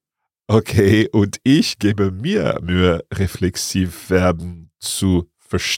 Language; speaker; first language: German; non-native, learner; English